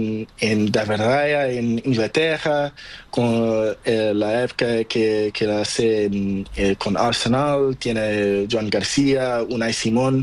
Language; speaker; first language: Spanish; non-native, learner; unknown